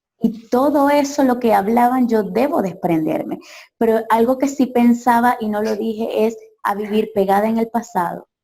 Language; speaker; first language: Spanish; native; Spanish